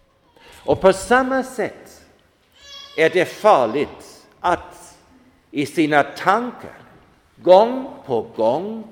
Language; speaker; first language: Swedish; non-native, fluent; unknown